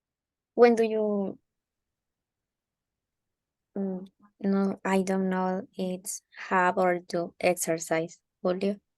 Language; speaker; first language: English; non-native, learner; Spanish